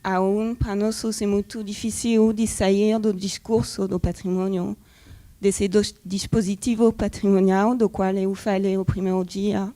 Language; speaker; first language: Portuguese; non-native, fluent; French